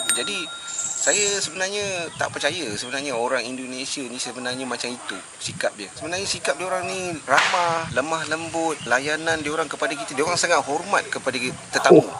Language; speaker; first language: Malay; native; Malay